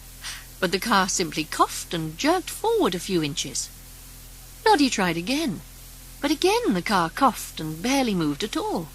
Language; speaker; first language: English; native; English